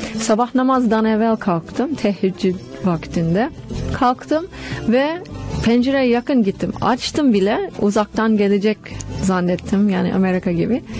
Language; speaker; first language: Turkish; non-native, fluent; English